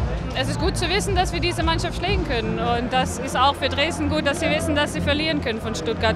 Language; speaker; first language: German; non-native, fluent; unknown